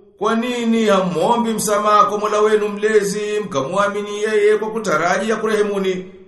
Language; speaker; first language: Swahili; native; Swahili